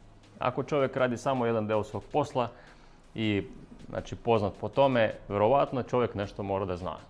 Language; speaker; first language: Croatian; non-native, fluent; Russian